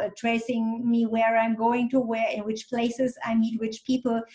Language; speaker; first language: English; non-native, fluent; German